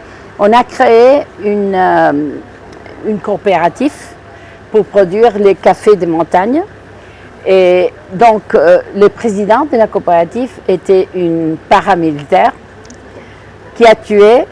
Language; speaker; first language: French; non-native, fluent; Spanish